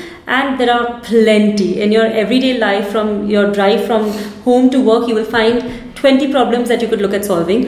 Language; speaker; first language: English; non-native, local second language; Hindi